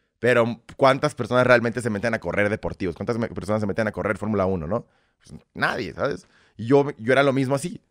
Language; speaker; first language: Spanish; early bilingual, other home language; Russian